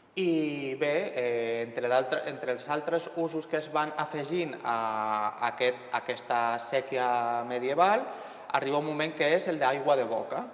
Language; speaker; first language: Catalan; native; Catalan